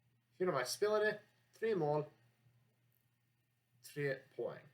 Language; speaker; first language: Swedish; non-native, learner; English